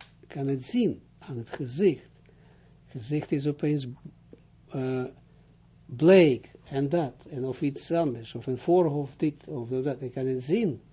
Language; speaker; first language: Dutch; non-native, fluent; Hebrew